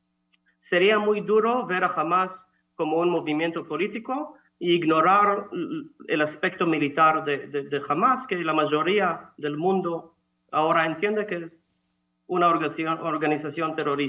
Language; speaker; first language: Spanish; non-native, fluent; Hebrew